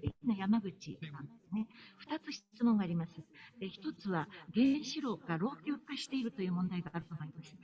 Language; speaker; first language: Japanese; native; Japanese